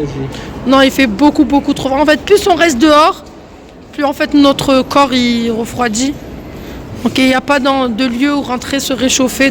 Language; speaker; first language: French; native; French